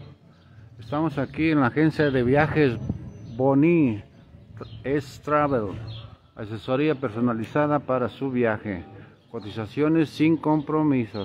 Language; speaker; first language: Spanish; native; Spanish